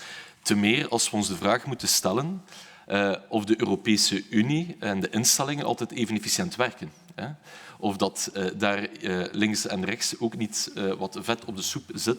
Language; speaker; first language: Dutch; native; Dutch